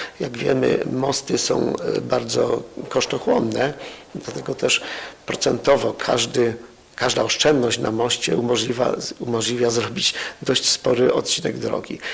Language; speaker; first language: Polish; native; Polish